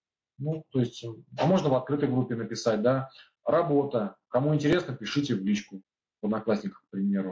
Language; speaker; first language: Russian; native; Russian